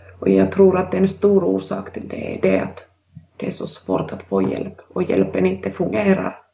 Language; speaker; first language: Swedish; non-native, local second language; Finnish